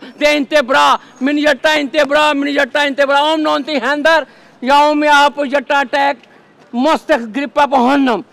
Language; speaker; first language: Swedish; non-native, learner; Urdu